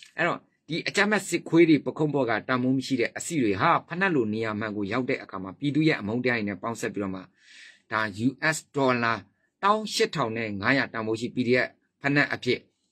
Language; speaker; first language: Burmese; native; Burmese